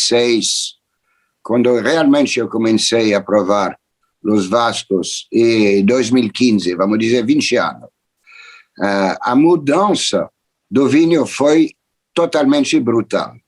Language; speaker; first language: Portuguese; non-native, fluent; French